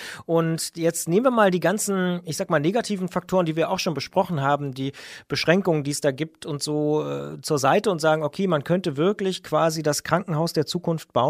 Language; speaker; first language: German; native; German